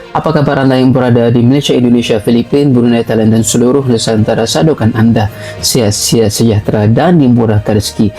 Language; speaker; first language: Malay; native; Malay